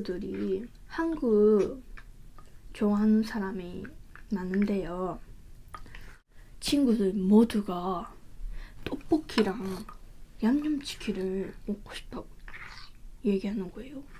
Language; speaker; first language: Korean; early bilingual, heritage; Korean